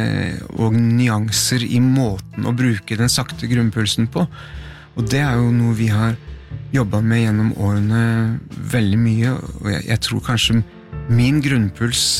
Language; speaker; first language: Norwegian; native; Norwegian